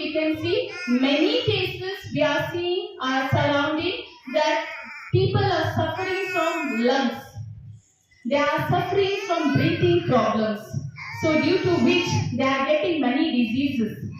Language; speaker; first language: English; non-native, local second language; Kannada